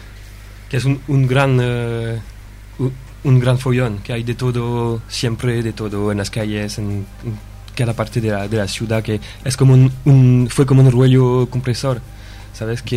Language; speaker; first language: Spanish; non-native, fluent; French